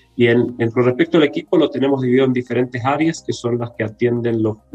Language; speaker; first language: Spanish; native; Spanish